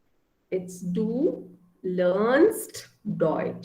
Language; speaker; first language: German; non-native, fluent; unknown